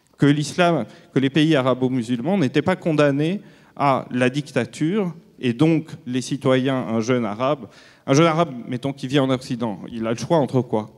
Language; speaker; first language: French; native; French